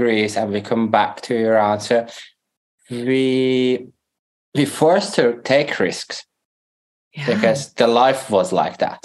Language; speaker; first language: English; non-native, fluent; Persian